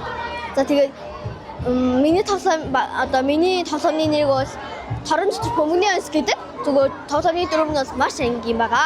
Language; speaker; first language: Mongolian; native; Mongolian